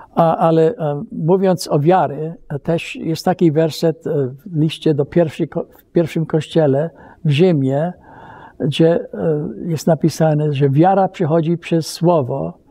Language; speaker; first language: Polish; early bilingual, heritage; Polish